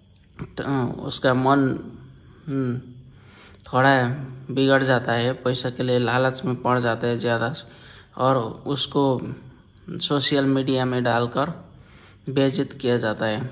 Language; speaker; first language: Hindi; non-native, learner; Nepali